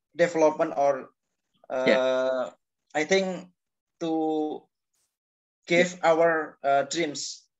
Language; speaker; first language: English; non-native, learner; Indonesian